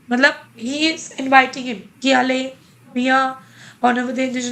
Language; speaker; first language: French; non-native, fluent; Hindi